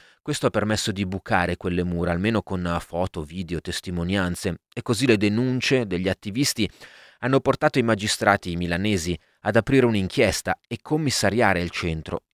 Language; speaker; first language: Italian; native; Italian